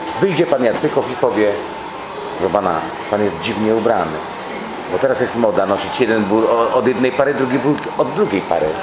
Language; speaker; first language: Polish; native; Polish